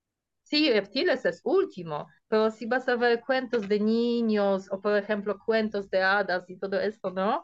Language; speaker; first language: Spanish; non-native, fluent; Polish